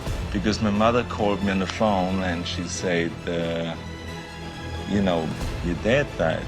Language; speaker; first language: English; non-native, fluent; German